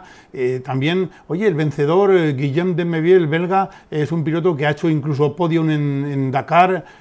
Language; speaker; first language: Spanish; native; Spanish